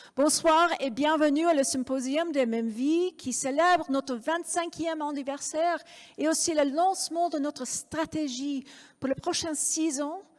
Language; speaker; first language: French; non-native, learner; English